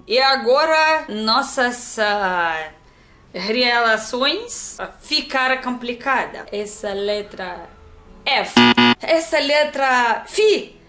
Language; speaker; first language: Portuguese; non-native, learner; Russian